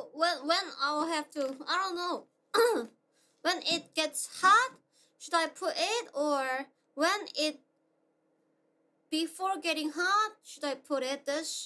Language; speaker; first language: English; non-native, fluent; Korean